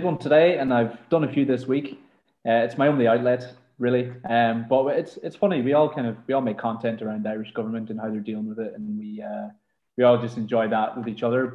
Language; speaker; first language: English; native; English